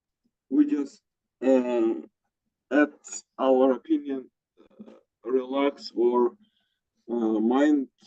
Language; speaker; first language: English; non-native, learner; Russian